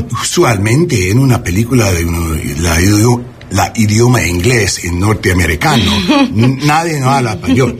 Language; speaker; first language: Spanish; non-native, learner; English